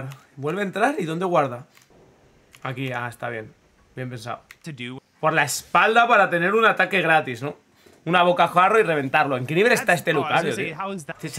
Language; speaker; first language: Spanish; native; Spanish